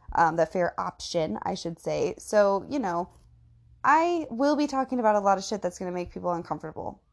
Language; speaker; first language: English; native; English